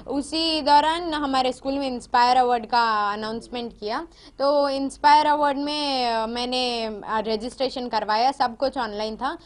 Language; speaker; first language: Hindi; native; Hindi